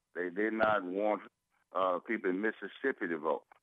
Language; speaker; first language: English; native; English